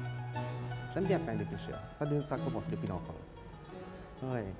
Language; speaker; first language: French; non-native, local second language; Morisyen